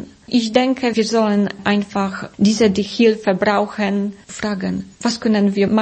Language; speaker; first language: German; non-native, fluent; Polish